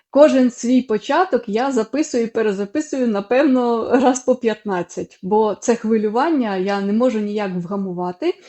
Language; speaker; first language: Ukrainian; non-native, local second language; Russian